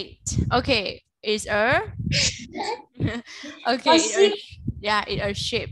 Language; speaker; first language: English; non-native, fluent; Vietnamese